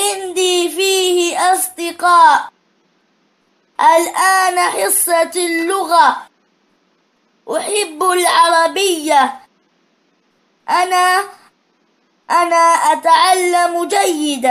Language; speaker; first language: Arabic; non-native, learner; Thai